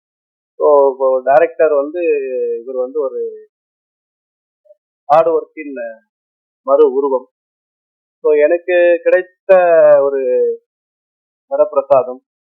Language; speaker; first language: Tamil; native; Tamil